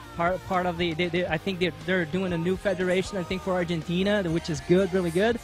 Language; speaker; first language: English; non-native, fluent; Portuguese